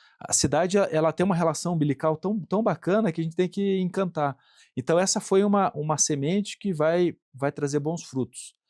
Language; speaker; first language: Portuguese; native; Portuguese